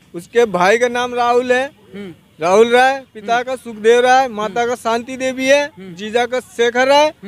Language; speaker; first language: Hindi; native; Hindi